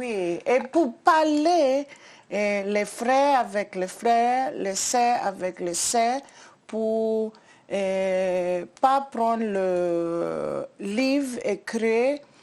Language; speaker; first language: French; non-native, learner; English